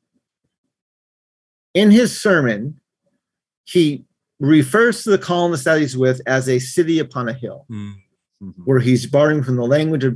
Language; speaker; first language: English; native; English